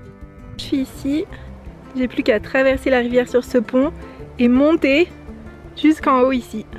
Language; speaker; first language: French; native; French